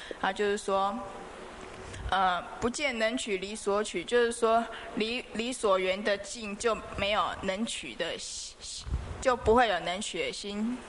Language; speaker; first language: Chinese; native; Chinese